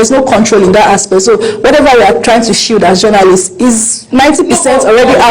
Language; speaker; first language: English; non-native, local second language; Yoruba